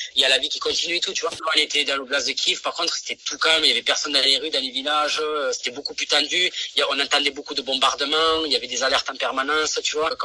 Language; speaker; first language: French; native; French